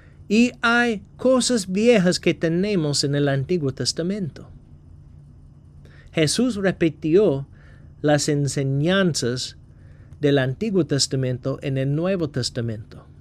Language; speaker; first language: Spanish; non-native, fluent; English